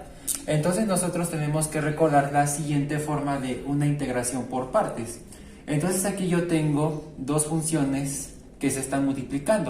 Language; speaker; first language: Spanish; native; Spanish